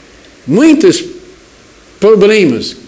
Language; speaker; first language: Portuguese; non-native, fluent; English